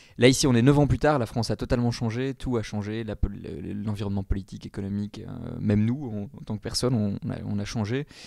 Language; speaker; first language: French; native; French